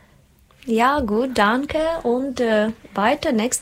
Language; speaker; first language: German; non-native, learner; Russian